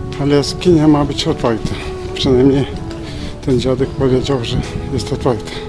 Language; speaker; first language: Polish; non-native, fluent; Turkish